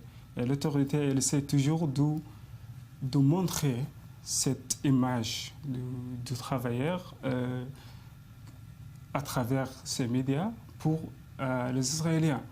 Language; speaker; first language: French; non-native, fluent; Arabic